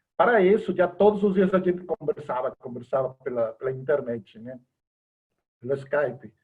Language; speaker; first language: Portuguese; non-native, fluent; Spanish